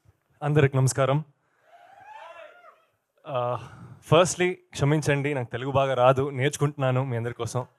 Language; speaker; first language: Telugu; non-native, learner; Kannada